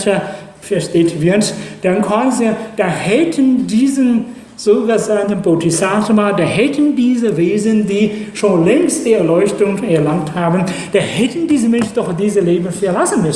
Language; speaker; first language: German; non-native, fluent; Chinese